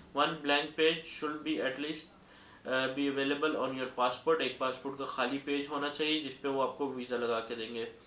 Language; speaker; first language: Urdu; non-native, local second language; Punjabi